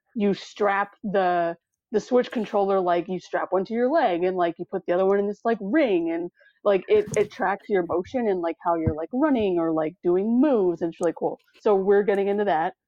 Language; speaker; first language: English; early bilingual, other home language; Samoan